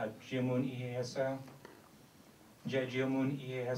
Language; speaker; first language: Korean; non-native, learner; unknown